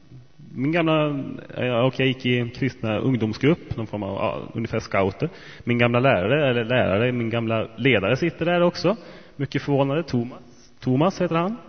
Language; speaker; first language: Swedish; native; Swedish